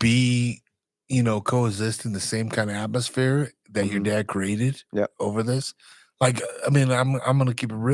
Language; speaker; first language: English; native; English